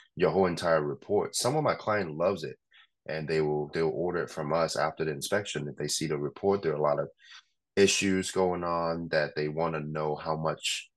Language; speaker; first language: English; non-native, local second language; Cantonese